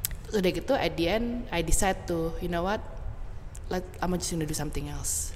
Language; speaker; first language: English; early bilingual, other home language; Indonesian